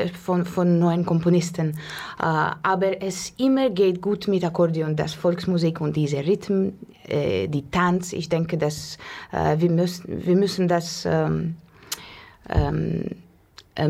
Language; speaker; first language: German; non-native, fluent; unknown